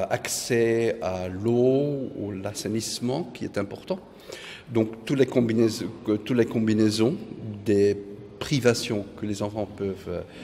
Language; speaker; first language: French; non-native, fluent; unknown